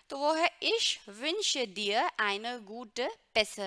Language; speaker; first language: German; non-native, fluent; Hindi